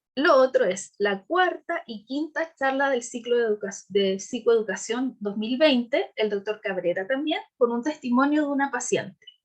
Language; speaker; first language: Spanish; native; Spanish